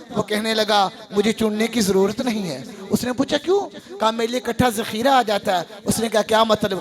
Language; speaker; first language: Urdu; non-native, local second language; Punjabi